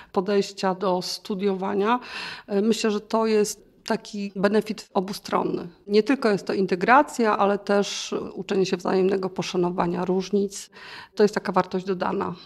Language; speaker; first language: Polish; native; Polish